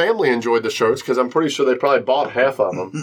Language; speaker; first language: English; native; English